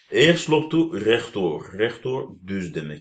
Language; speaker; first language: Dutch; non-native, fluent; Turkish